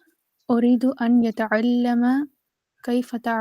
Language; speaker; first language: Arabic; non-native, learner; Urdu